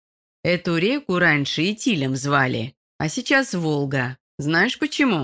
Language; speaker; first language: Russian; native; Russian